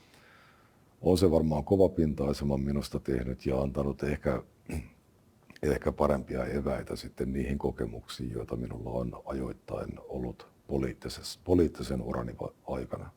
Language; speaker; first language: Finnish; native; Finnish